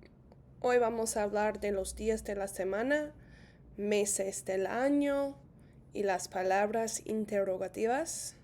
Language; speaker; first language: Spanish; non-native, fluent; English